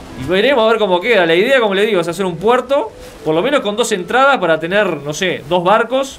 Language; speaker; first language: Spanish; native; Spanish